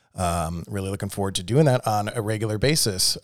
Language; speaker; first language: English; native; English